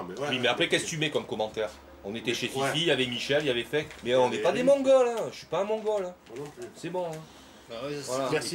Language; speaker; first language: French; native; French